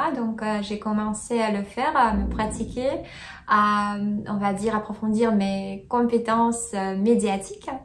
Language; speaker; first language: French; non-native, fluent; Russian